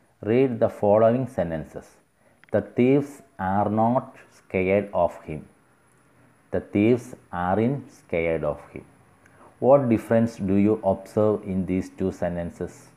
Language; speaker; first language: English; non-native, local second language; Malayalam